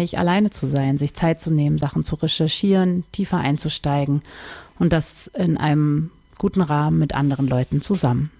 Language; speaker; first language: German; native; German